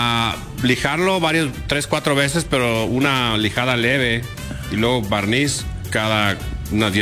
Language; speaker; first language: Spanish; native; Spanish